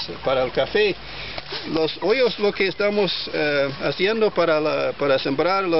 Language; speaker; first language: Spanish; non-native, fluent; English